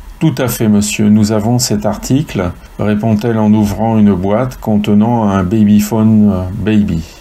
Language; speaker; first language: French; native; French